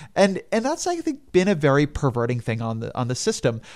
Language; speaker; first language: English; native; English